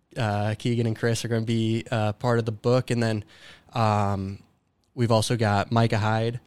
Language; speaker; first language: English; native; English